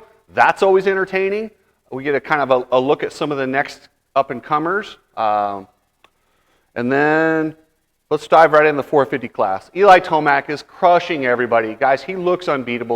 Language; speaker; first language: English; native; English